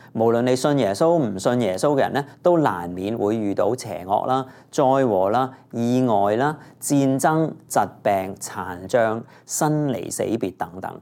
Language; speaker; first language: Cantonese; native; Cantonese